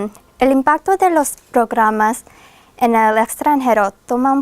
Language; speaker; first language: Spanish; non-native, fluent; English